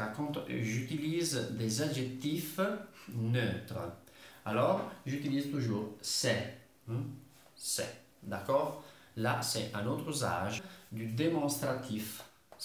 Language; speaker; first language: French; non-native, fluent; Italian